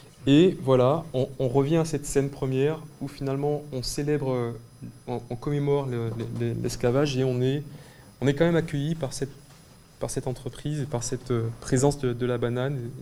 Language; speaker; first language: French; native; French